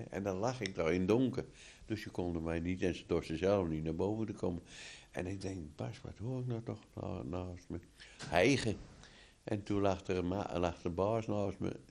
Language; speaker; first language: Dutch; native; Dutch